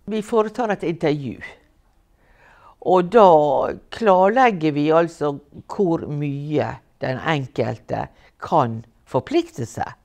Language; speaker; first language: Norwegian; native; Norwegian